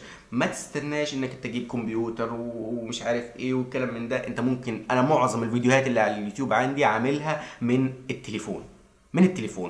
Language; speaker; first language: Arabic; native; Arabic